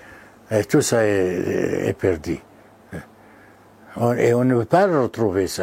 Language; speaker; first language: French; non-native, fluent; Arabic